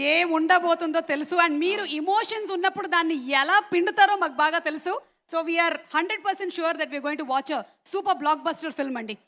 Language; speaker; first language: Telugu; native; Telugu